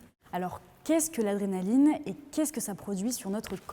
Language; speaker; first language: French; native; French